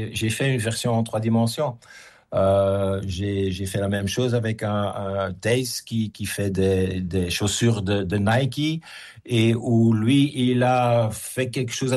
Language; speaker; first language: French; native; French